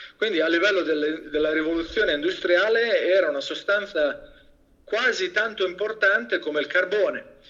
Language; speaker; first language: Italian; native; Italian